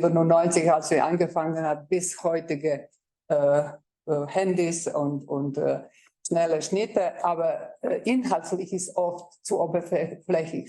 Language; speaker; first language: German; non-native, fluent; Croatian